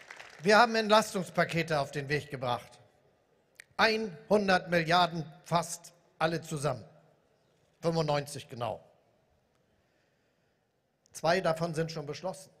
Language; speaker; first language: German; native; German